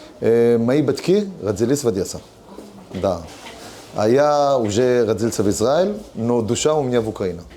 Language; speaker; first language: Russian; early bilingual, heritage; Hebrew